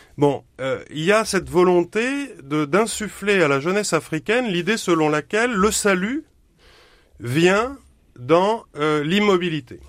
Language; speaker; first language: French; native; French